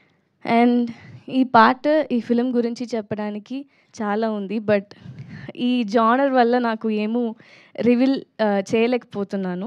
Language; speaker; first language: Telugu; non-native, learner; Tamil